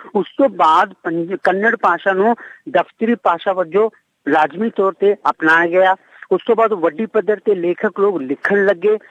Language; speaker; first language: Punjabi; non-native, fluent; Kannada